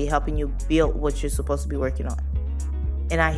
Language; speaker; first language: English; native; English